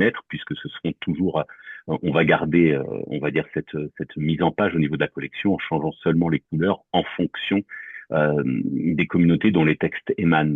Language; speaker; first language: French; native; French